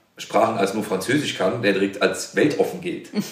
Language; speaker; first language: German; native; German